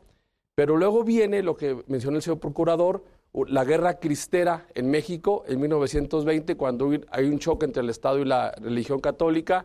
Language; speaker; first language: Spanish; native; Spanish